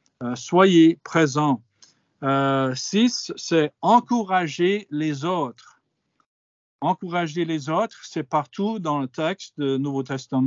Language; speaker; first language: French; non-native, fluent; English